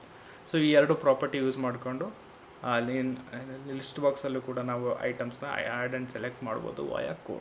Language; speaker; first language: Kannada; native; Kannada